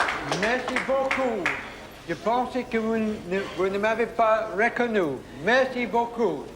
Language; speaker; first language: French; non-native, fluent; English